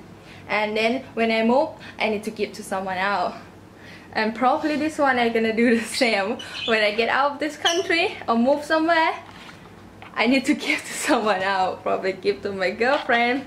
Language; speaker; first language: English; non-native, learner; Thai